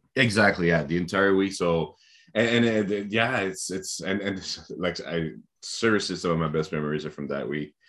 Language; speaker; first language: English; non-native, fluent; French